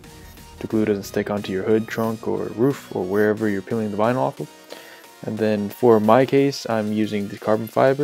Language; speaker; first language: English; native; English